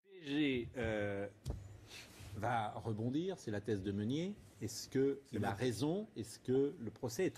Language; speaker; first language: French; native; French